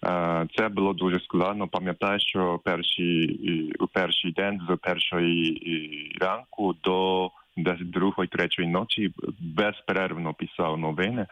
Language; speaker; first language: Ukrainian; non-native, fluent; Japanese